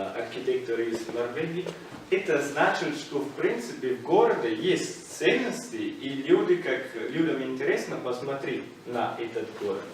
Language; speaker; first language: Russian; non-native, fluent; Italian